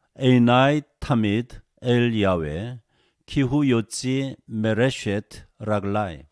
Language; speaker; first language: Hebrew; non-native, fluent; Korean